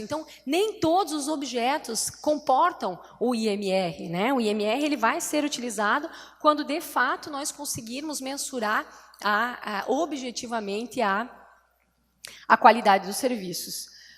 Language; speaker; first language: Portuguese; native; Portuguese